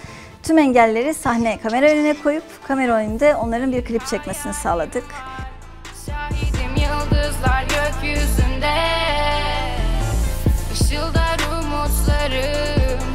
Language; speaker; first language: Turkish; native; Turkish